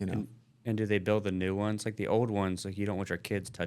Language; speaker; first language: English; native; English